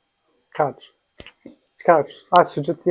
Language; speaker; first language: Albanian; non-native, learner; English